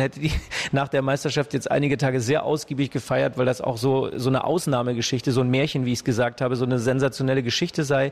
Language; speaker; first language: German; native; German